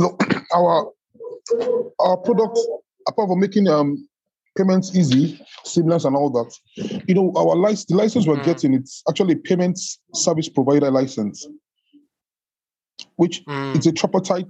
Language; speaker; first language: English; non-native, local second language; Yoruba